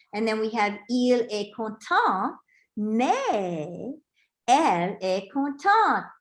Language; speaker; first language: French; non-native, fluent; English